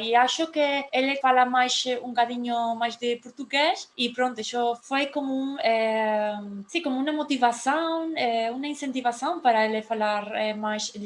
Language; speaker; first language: Portuguese; non-native, fluent; Spanish